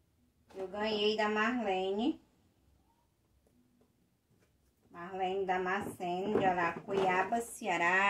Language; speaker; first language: Portuguese; native; Portuguese